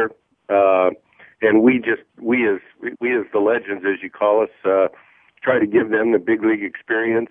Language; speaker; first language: English; native; English